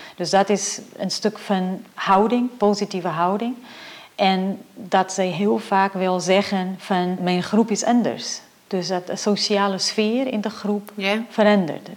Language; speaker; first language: Dutch; non-native, fluent; Portuguese